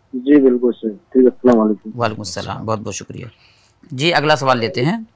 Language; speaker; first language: Hindi; native; Hindi